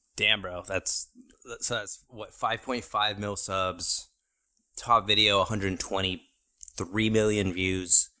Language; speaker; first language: English; native; English